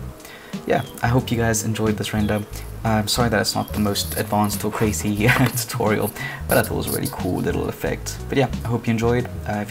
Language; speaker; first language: English; native; English